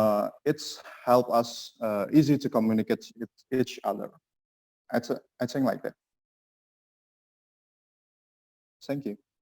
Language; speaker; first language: English; non-native, learner; Indonesian